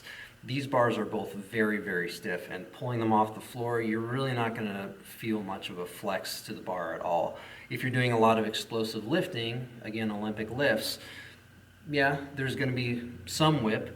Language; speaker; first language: English; native; English